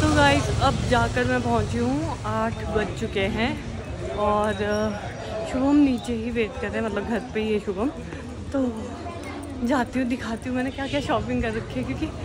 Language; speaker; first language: Hindi; native; Hindi